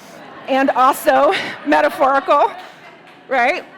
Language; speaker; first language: English; native; English